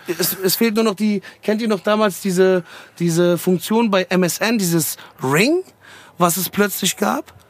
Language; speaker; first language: German; early bilingual, other home language; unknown